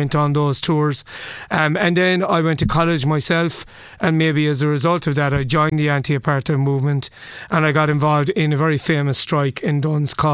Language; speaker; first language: English; native; English